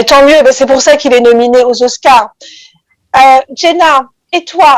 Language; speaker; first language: French; native; French